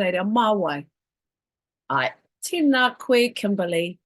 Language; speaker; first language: Māori; non-native, local second language; English